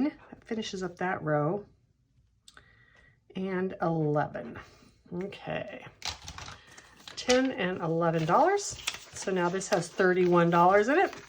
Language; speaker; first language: English; native; English